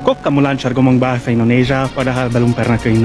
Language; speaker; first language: Indonesian; non-native, fluent; Hungarian